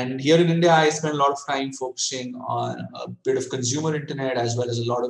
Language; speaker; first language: English; non-native, local second language; Hindi